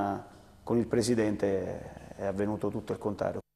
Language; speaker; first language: Italian; native; Italian